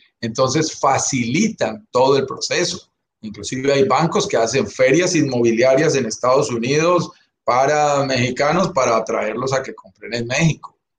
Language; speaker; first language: Spanish; native; Spanish